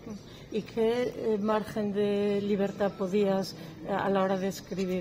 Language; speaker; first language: Spanish; native; Spanish